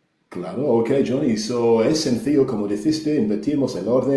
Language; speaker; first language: Spanish; non-native, fluent; English